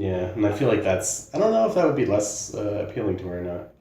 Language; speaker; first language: English; native; English